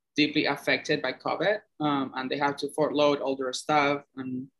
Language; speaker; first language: English; non-native, fluent; Spanish